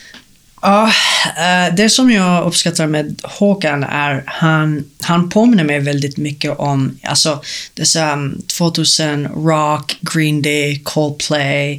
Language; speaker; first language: Swedish; non-native, fluent; Arabic